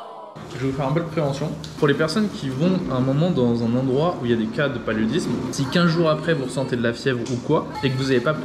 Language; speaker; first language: French; native; French